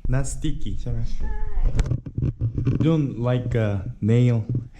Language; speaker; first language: English; non-native, learner; Korean